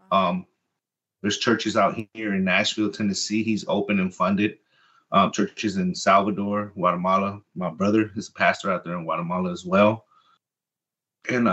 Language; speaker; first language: English; early bilingual, other home language; Spanish